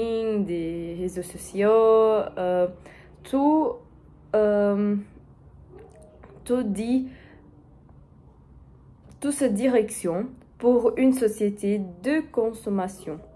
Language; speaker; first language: French; non-native, learner; Portuguese